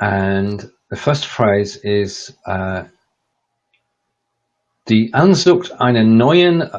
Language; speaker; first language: German; non-native, learner; English